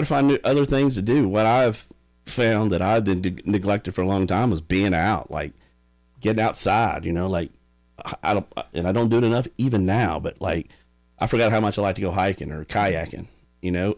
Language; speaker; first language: English; native; English